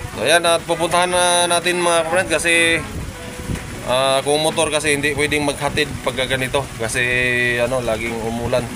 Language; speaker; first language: Filipino; native; Filipino